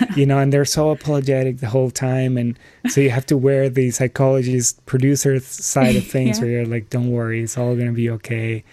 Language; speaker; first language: English; non-native, fluent; Spanish